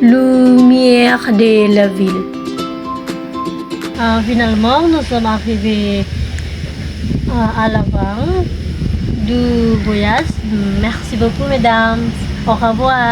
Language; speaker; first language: French; non-native, learner; Indonesian